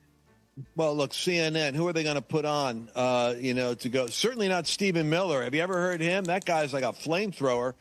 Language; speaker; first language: English; native; English